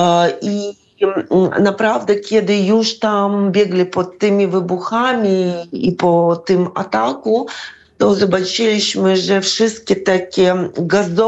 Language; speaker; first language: Polish; non-native, fluent; Ukrainian